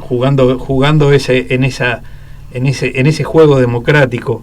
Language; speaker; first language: Spanish; native; Spanish